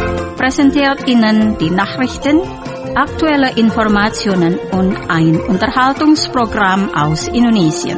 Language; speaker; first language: German; non-native, fluent; Indonesian